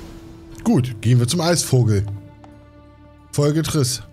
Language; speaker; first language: German; native; German